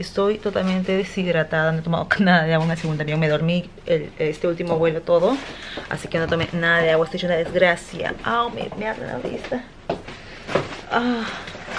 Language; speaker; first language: Spanish; native; Spanish